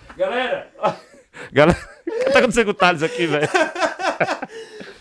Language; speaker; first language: Portuguese; native; Portuguese